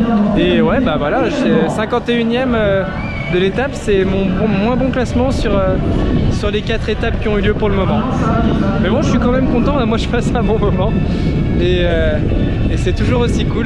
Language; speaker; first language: French; native; French